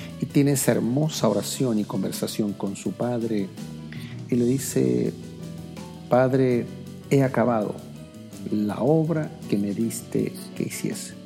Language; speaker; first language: Spanish; native; Spanish